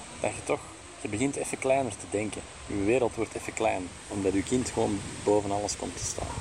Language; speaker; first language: Dutch; native; Dutch